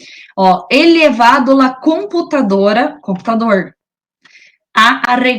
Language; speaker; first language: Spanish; non-native, learner; Portuguese